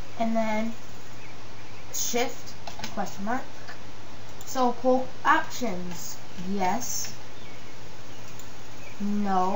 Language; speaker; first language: English; native; English